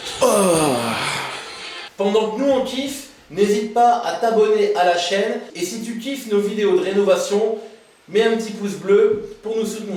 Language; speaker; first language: French; native; French